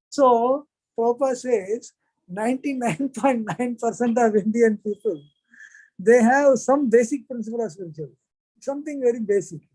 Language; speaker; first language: English; non-native, local second language; Hindi